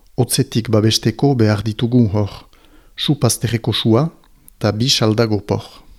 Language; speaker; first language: Basque; native; Basque